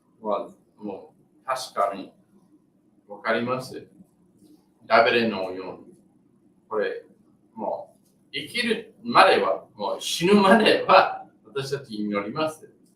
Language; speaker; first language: Japanese; non-native, learner; English